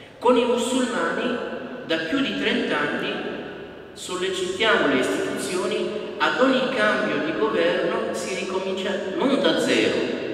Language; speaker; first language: Italian; non-native, fluent; Arabic